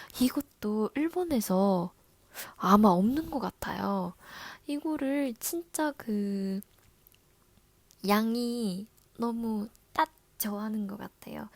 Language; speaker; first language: Korean; non-native, learner; Japanese